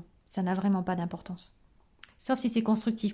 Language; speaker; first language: French; native; French